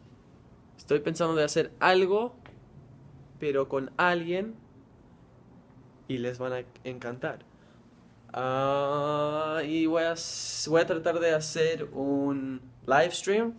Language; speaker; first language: Spanish; early bilingual, heritage; Spanish